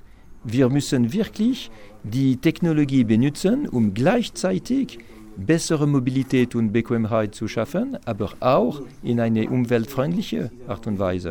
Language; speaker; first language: German; non-native, fluent; French